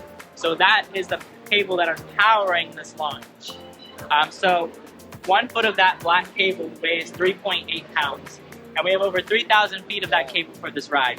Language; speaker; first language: English; native; English